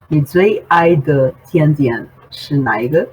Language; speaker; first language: Chinese; non-native, fluent; Portuguese